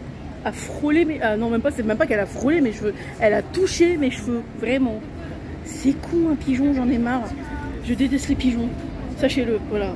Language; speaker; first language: French; native; French